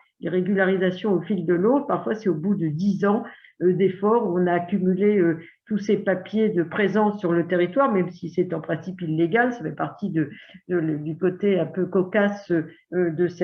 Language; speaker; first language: French; native; French